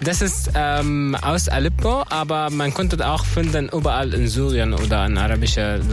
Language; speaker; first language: German; non-native, fluent; Arabic